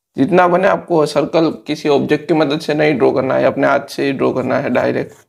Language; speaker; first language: Hindi; native; Hindi